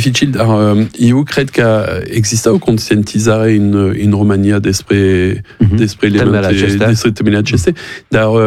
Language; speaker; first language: Romanian; non-native, fluent; French